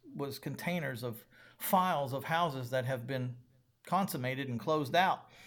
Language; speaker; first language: English; native; English